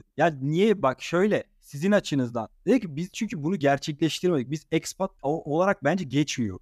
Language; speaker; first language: Turkish; native; Turkish